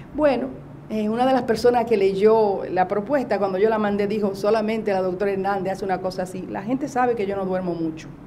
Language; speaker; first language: Spanish; native; Spanish